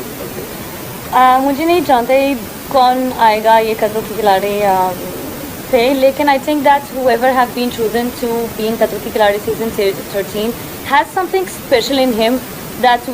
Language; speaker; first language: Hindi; non-native, learner; Arabic